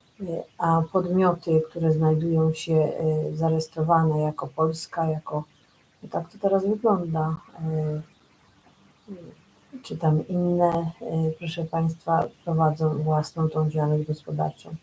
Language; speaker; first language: Polish; native; Polish